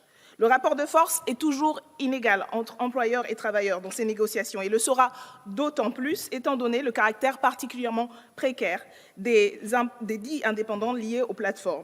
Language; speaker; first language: French; native; French